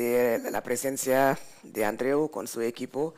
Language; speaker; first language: Spanish; non-native, fluent; French